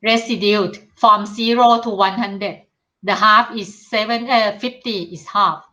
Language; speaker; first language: English; non-native, learner; Thai